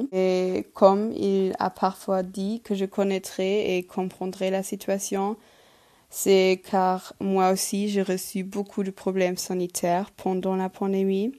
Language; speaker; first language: French; non-native, local second language; Luxembourgish